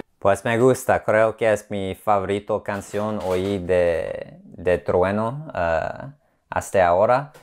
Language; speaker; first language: Spanish; non-native, learner; English